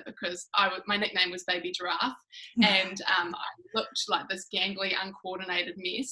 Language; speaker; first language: English; native; English